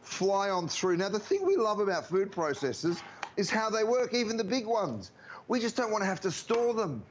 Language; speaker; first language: English; native; English